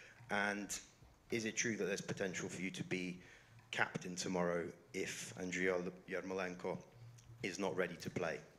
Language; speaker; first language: English; early bilingual, other home language; Ukrainian